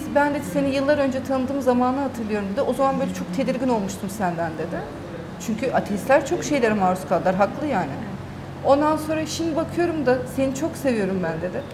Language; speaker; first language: Turkish; early bilingual, heritage; Turkish